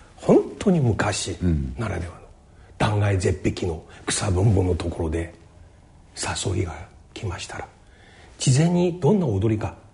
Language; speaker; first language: Japanese; non-native, fluent; Chinese